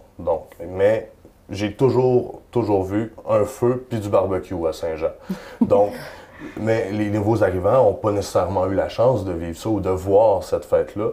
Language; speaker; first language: French; native; French